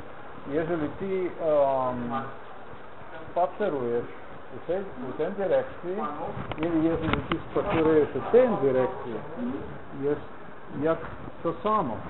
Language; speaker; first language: Polish; non-native, learner; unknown